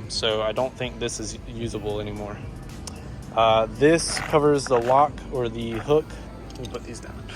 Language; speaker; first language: English; native; English